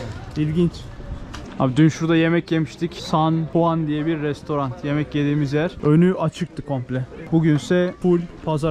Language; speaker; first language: Turkish; native; Turkish